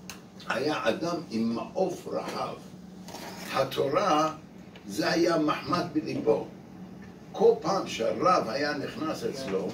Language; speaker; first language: Hebrew; non-native, fluent; English